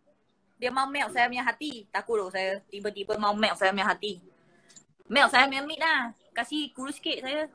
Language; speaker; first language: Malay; non-native, local second language; Chinese